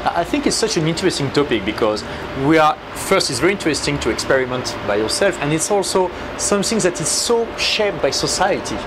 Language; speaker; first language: English; non-native, fluent; French